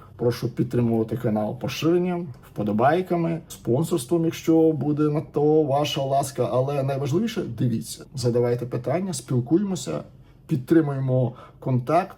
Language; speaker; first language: Ukrainian; native; Ukrainian